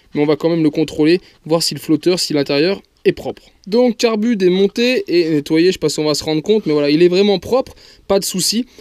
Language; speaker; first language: French; native; French